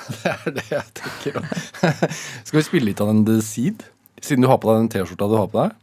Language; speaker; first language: Norwegian; native; Norwegian